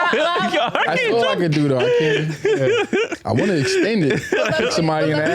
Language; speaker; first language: English; native; English